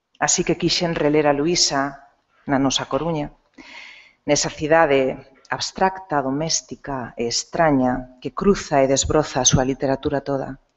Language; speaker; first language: Galician; non-native, local second language; Spanish